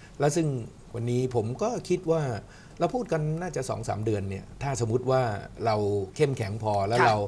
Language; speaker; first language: Thai; native; Thai